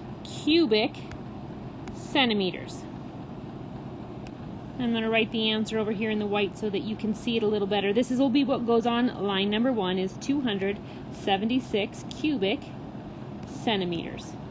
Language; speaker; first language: English; native; English